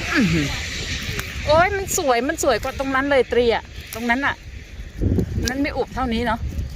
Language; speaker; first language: Thai; native; Thai